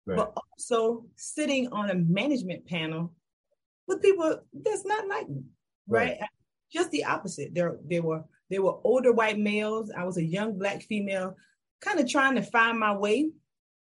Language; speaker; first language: English; native; English